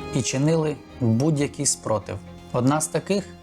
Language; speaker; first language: Ukrainian; native; Ukrainian